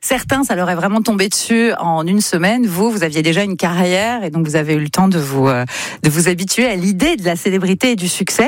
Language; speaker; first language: French; native; French